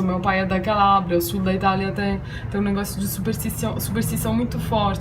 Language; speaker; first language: Portuguese; non-native, fluent; Italian